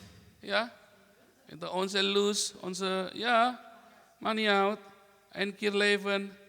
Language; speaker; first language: Dutch; non-native, learner; Indonesian